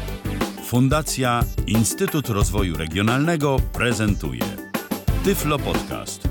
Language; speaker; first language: Polish; native; Polish